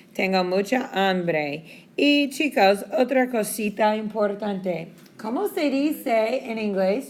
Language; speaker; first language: Spanish; non-native, fluent; English